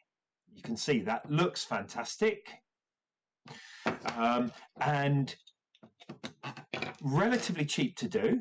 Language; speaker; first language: English; native; English